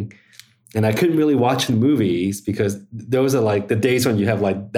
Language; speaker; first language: English; early bilingual, other home language; Chinese